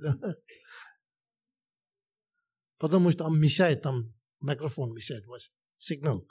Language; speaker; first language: Russian; non-native, learner; Tibetan